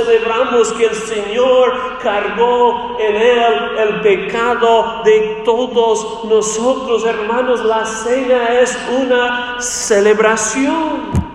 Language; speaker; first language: Spanish; non-native, fluent; English